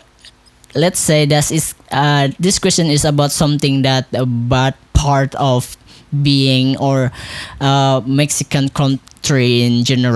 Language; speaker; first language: English; non-native, local second language; Indonesian